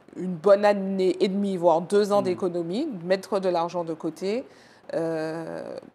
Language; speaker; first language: French; native; French